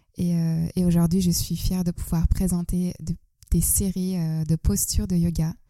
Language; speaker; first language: French; non-native, fluent; Turkish